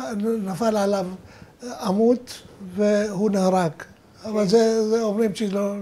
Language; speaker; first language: Hebrew; non-native, fluent; Arabic